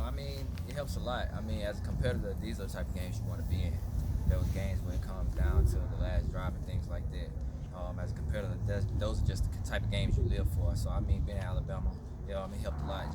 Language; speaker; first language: English; native; English